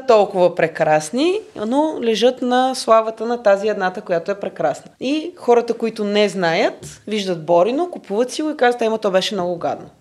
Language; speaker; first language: Bulgarian; native; Bulgarian